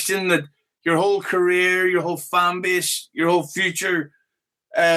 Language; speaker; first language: English; native; English